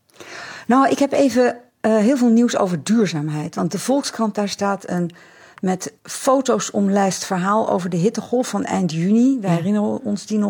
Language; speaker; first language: Dutch; native; Dutch